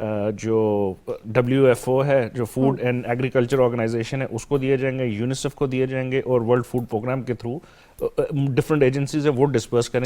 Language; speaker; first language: Urdu; native; Urdu